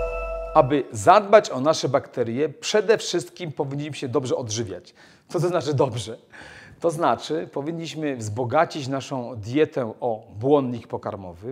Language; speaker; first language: Polish; native; Polish